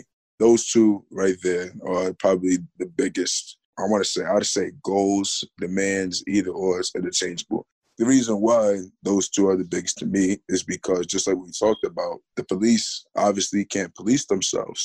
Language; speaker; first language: English; native; English